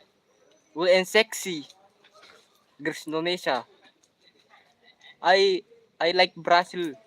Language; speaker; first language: English; non-native, learner; Indonesian